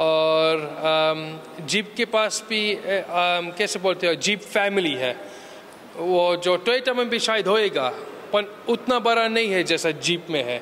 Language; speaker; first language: Hindi; early bilingual, heritage; Hindi